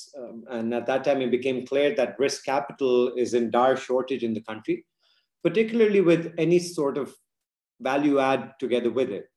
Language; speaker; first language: English; non-native, local second language; Urdu